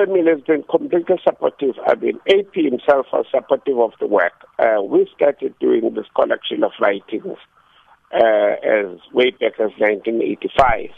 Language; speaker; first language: English; non-native, local second language; Xhosa